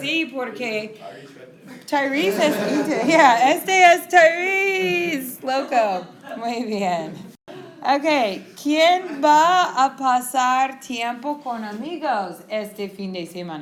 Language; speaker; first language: Spanish; non-native, fluent; English